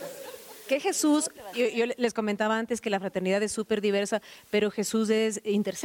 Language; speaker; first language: Spanish; native; Spanish